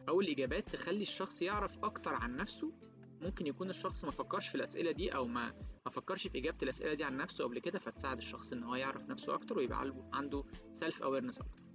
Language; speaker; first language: Arabic; native; Arabic